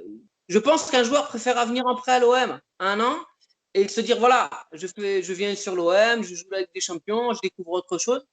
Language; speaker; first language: French; native; French